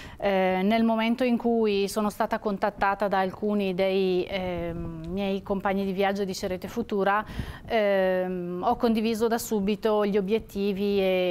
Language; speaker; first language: Italian; native; Italian